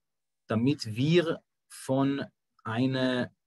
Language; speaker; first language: German; non-native, fluent; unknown